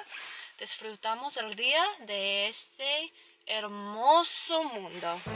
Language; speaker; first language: Spanish; non-native, learner; English